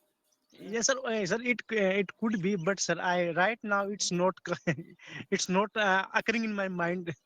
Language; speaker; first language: English; non-native, learner; Hindi